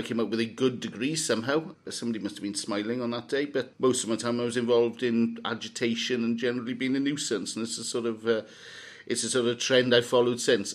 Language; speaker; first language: English; native; English